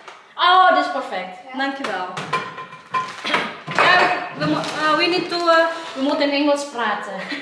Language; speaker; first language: Dutch; non-native, learner; Waray